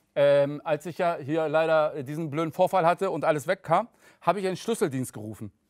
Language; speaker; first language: German; early bilingual, other home language; Turkish